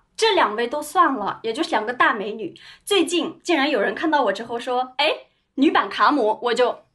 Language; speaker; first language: Chinese; non-native, local second language; Uyghur